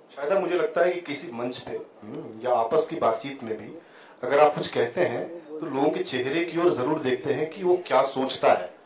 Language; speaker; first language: Hindi; native; Hindi